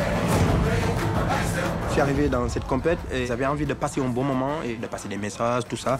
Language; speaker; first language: French; non-native, local second language; Wolof